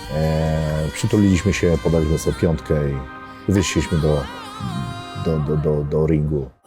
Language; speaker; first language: Polish; native; Polish